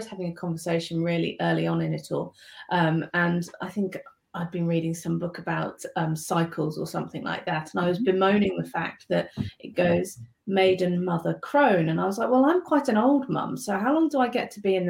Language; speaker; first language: English; native; English